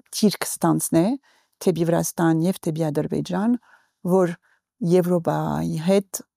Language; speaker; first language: Armenian; early bilingual, heritage; Armenian